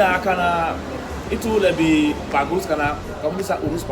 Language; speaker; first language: Indonesian; non-native, fluent; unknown